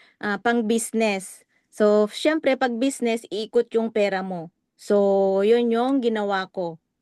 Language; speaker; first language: Filipino; non-native, local second language; Iloko